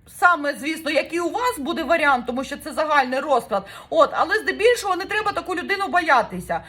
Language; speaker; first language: Ukrainian; non-native, local second language; Russian